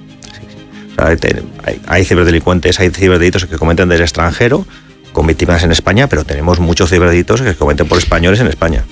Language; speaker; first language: Spanish; native; Spanish